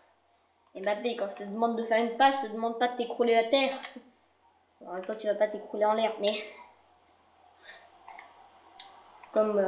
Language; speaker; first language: French; native; French